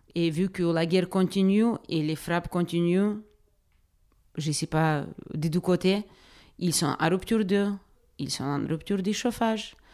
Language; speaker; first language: French; non-native, fluent; Ukrainian